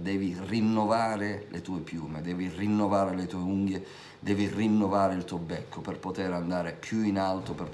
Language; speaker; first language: Italian; native; Italian